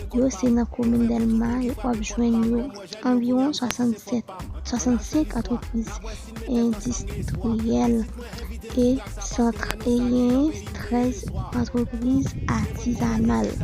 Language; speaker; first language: French; non-native, learner; Haitian Creole